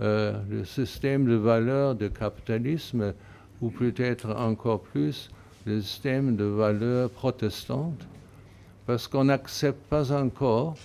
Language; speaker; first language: French; non-native, fluent; German